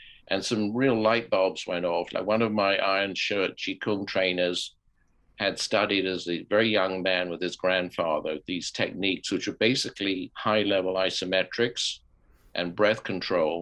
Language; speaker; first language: English; native; English